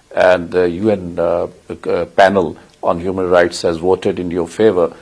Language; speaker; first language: English; non-native, local second language; Urdu